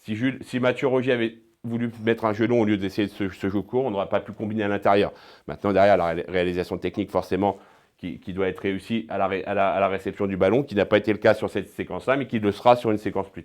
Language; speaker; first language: French; native; French